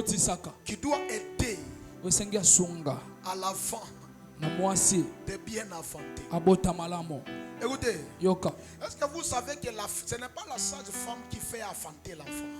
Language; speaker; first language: French; non-native, local second language; Lingala